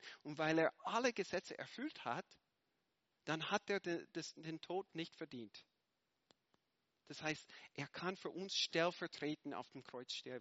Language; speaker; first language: German; non-native, fluent; English